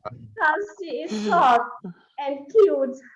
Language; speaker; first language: English; non-native, learner; Vietnamese